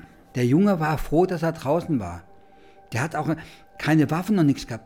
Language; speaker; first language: German; native; German